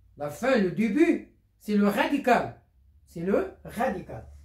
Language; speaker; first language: French; non-native, local second language; Arabic